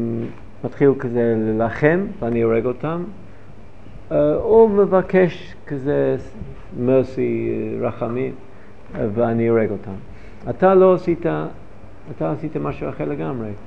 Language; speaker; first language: Hebrew; non-native, fluent; English